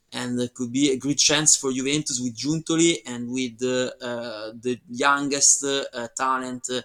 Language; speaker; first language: English; non-native, learner; Italian